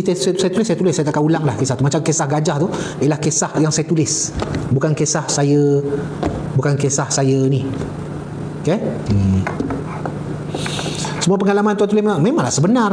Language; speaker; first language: Malay; native; Malay